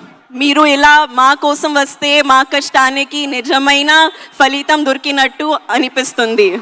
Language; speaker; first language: Telugu; non-native, learner; Hindi